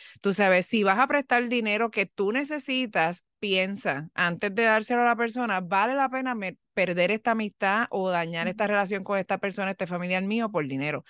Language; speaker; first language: Spanish; early bilingual, heritage; Spanish